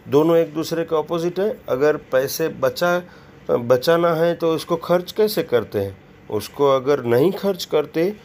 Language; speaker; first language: Hindi; non-native, local second language; Gujarati